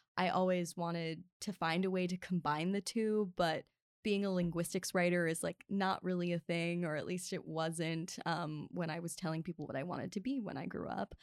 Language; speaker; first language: English; native; English